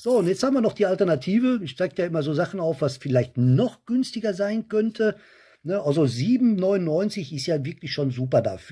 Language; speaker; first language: German; native; German